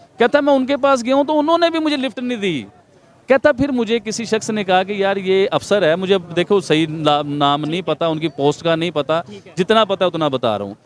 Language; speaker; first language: Urdu; non-native, local second language; Punjabi